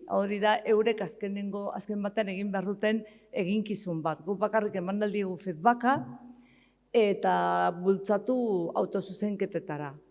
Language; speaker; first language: Basque; native; Basque